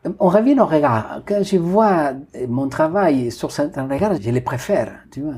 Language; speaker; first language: French; non-native, fluent; Spanish